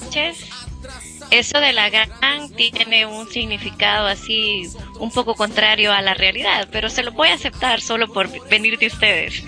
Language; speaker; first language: Spanish; native; Spanish